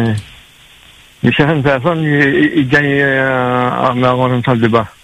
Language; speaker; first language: French; non-native, local second language; Réunion Creole French